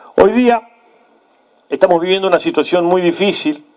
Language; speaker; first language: Spanish; native; Spanish